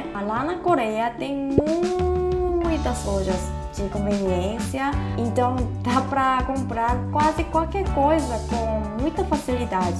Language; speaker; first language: Portuguese; non-native, fluent; Korean